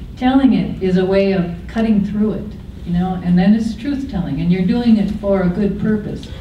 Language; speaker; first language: English; native; English